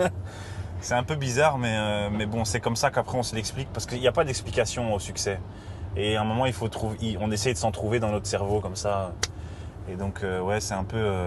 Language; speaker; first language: French; native; French